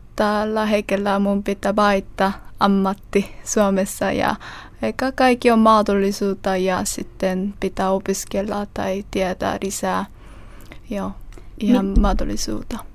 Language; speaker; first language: Finnish; non-native, fluent; Korean